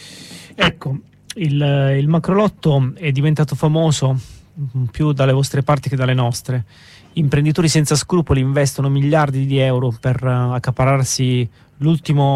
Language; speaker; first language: Italian; native; Italian